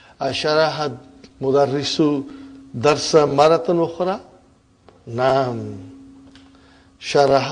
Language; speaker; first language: Arabic; non-native, learner; Urdu